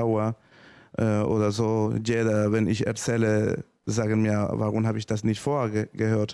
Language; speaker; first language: German; non-native, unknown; Spanish